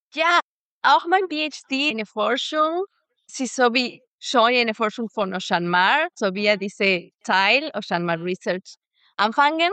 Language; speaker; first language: German; non-native, fluent; Spanish